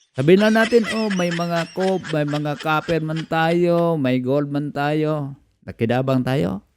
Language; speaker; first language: Filipino; non-native, local second language; Cebuano